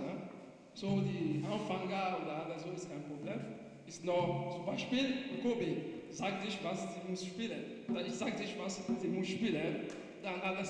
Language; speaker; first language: German; non-native, learner; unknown